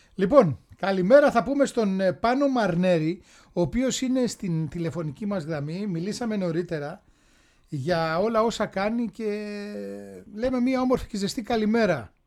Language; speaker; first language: Greek; native; Greek